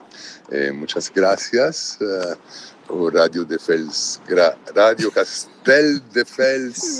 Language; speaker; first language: Spanish; non-native, learner; Italian